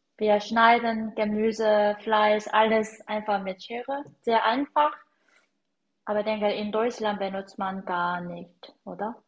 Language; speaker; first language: German; non-native, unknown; Korean